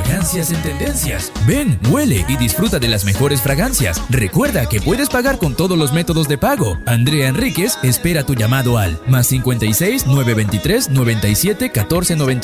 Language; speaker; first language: Spanish; native; Spanish